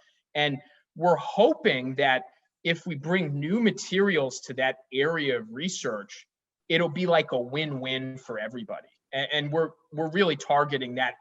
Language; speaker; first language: English; native; English